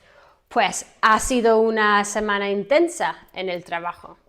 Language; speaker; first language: Spanish; non-native, fluent; English